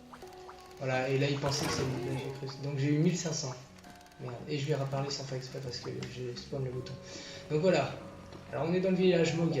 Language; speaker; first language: French; native; French